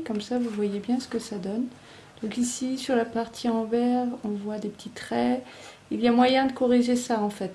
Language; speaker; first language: French; native; French